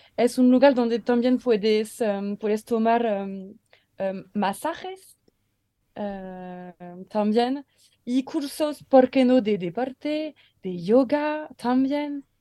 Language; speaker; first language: Spanish; non-native, learner; French